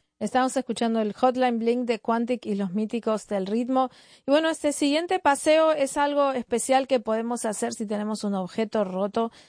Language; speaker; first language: Spanish; native; Spanish